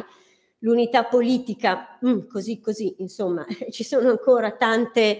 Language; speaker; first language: Italian; native; Italian